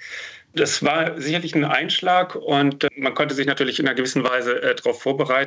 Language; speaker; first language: German; native; German